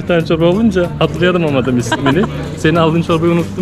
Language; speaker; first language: Turkish; native; Turkish